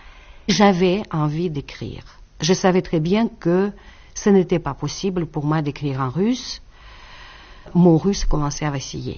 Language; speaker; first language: French; non-native, fluent; Russian